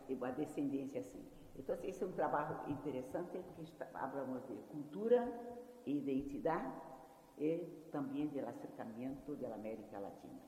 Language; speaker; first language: Spanish; non-native, fluent; Portuguese